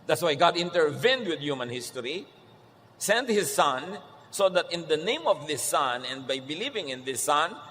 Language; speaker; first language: English; non-native, local second language; Filipino